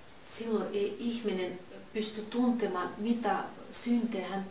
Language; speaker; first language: Finnish; non-native, fluent; Russian